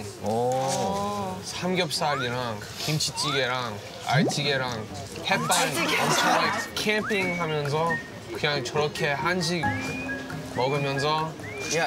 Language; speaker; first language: Korean; early bilingual, heritage; English